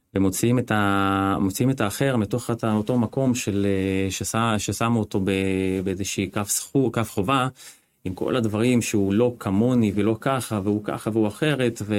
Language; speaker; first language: Hebrew; non-native, fluent; Russian